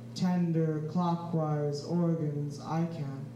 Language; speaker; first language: English; native; English